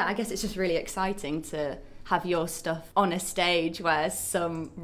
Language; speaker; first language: English; native; English